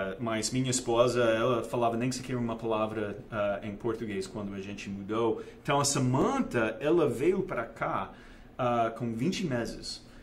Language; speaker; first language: Portuguese; non-native, fluent; English